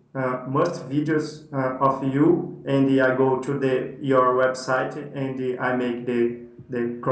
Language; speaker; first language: English; non-native, learner; Portuguese